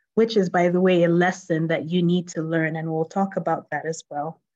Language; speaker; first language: English; non-native, local second language; Yoruba